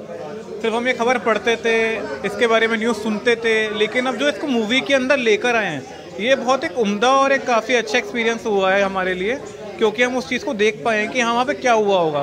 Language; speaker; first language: Hindi; native; Hindi